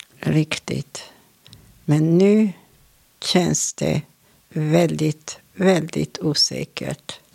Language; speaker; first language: Swedish; non-native, fluent; Hungarian